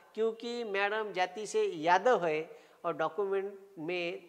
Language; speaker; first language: Hindi; non-native, local second language; Marathi